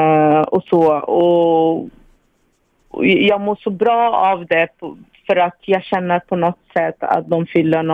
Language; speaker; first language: Swedish; non-native, fluent; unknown